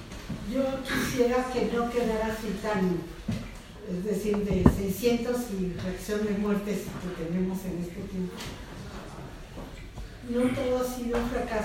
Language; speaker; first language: Spanish; native; Spanish